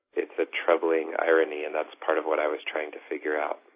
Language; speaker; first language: English; native; English